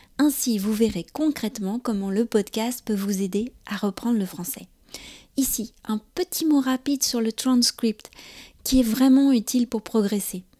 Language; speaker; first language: French; native; French